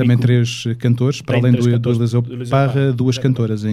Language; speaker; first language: Portuguese; native; Portuguese